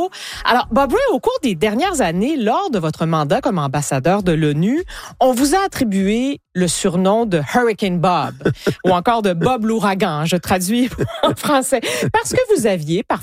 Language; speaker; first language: French; native; French